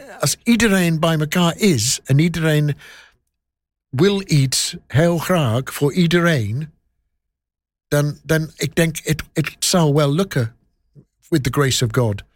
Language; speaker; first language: Dutch; non-native, learner; English